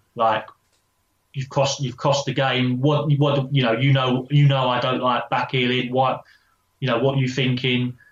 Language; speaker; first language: English; native; English